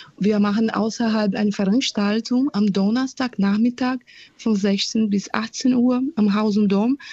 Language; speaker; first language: German; non-native, fluent; Portuguese